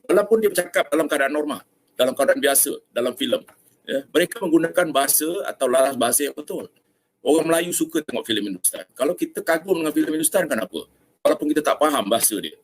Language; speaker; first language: Malay; native; Malay